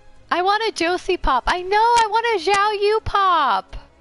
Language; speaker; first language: English; early bilingual, other home language; Turkish